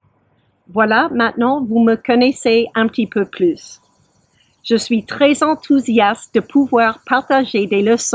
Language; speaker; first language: French; early bilingual, heritage; French